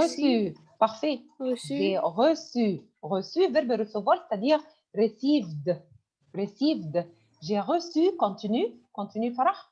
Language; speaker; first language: French; non-native, fluent; Arabic